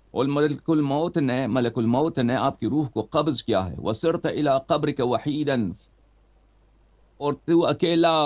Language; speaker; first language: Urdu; non-native, fluent; Persian